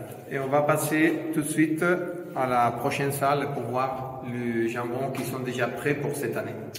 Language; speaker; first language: French; non-native, fluent; Spanish